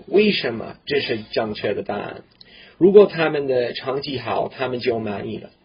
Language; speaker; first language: Chinese; non-native, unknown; English